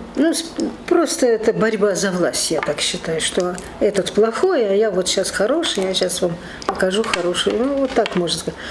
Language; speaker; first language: Russian; native; Russian